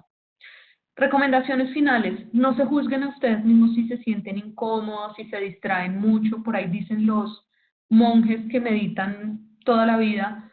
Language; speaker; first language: Spanish; native; Spanish